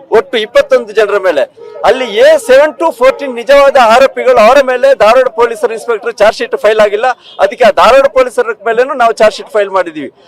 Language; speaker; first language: Kannada; native; Kannada